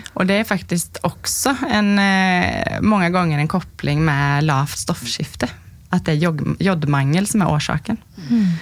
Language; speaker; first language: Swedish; native; Swedish